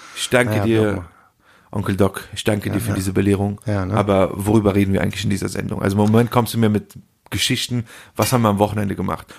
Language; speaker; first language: German; native; German